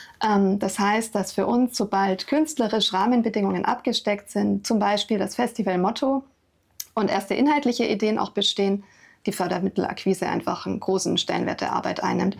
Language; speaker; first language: German; native; German